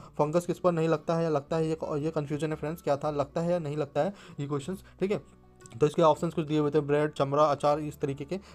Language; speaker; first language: Hindi; native; Hindi